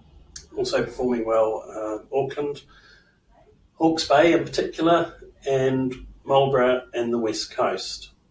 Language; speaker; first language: English; native; English